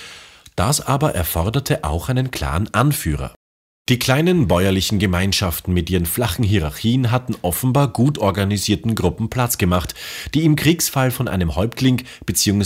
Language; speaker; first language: German; native; German